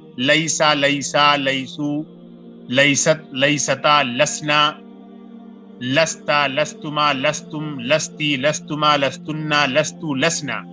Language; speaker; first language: Urdu; native; Urdu